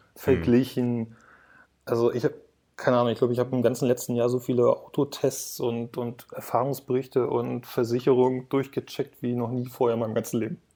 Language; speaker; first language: German; native; German